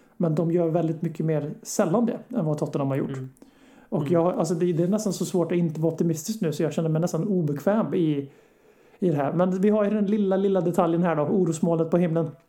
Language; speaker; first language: Swedish; native; Swedish